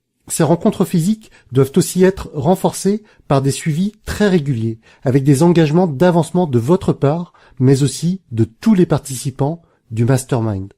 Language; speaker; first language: French; native; French